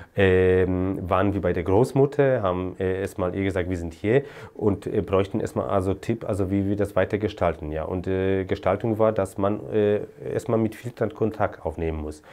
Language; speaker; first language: German; non-native, fluent; Polish